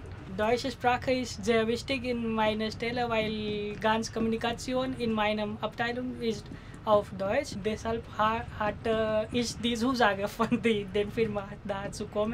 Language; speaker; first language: German; non-native, learner; Marathi